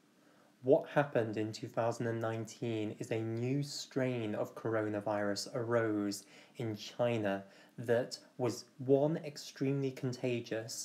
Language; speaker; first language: English; native; English